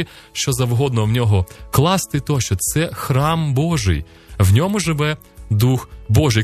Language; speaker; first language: Ukrainian; native; Ukrainian